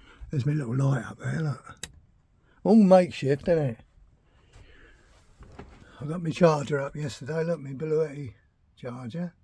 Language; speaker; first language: English; native; English